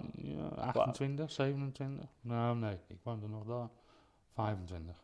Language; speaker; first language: Dutch; non-native, fluent; English